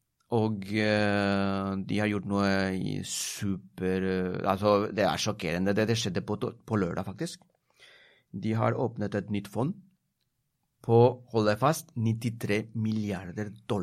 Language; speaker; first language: Norwegian; non-native, fluent; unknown